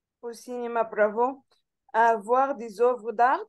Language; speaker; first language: French; non-native, fluent; Arabic